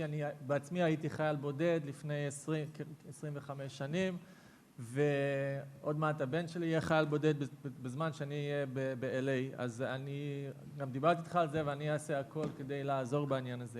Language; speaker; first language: Hebrew; non-native, fluent; English